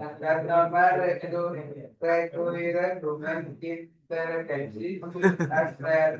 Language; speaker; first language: English; non-native, learner; Indonesian